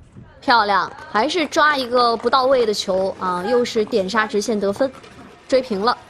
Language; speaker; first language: Chinese; native; Chinese